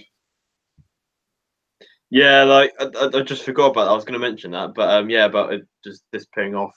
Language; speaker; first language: English; native; English